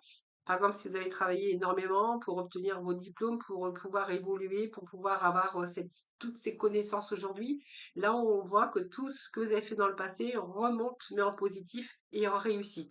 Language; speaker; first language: French; native; French